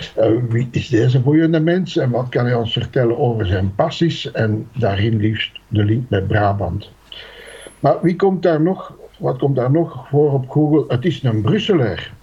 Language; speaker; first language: Dutch; native; Dutch